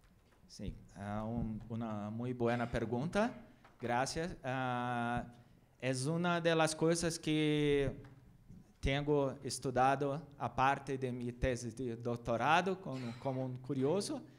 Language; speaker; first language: Spanish; non-native, learner; Portuguese